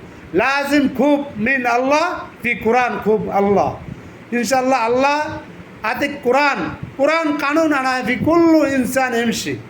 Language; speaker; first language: Arabic; non-native, learner; Bangla